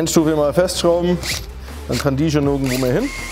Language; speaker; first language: German; native; German